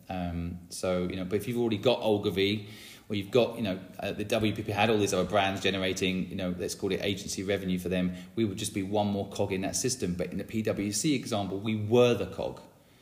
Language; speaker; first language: English; native; English